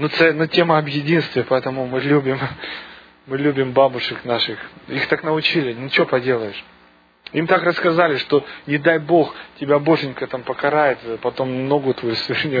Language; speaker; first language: Russian; native; Russian